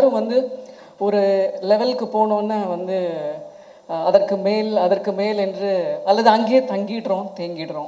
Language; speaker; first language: Tamil; native; Tamil